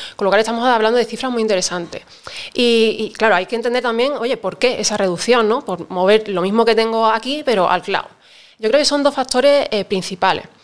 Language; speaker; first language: Spanish; native; Spanish